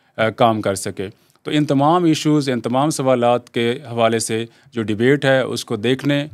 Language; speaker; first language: Urdu; native; Urdu